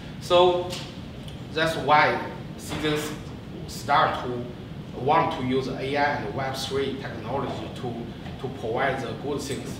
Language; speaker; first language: English; non-native, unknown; Chinese